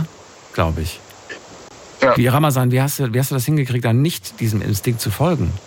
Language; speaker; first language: German; native; German